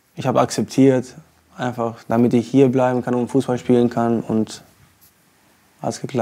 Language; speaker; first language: German; non-native, fluent; Albanian